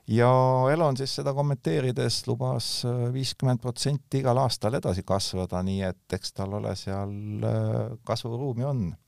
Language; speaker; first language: Estonian; native; Estonian